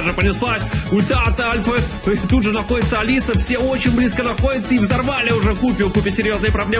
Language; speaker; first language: Russian; native; Russian